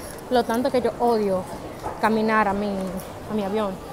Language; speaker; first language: Spanish; early bilingual, heritage; Spanish